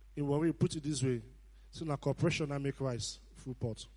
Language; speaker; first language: English; non-native, local second language; Nigerian Pidgin